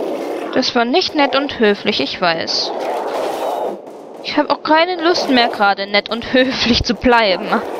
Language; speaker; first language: German; native; German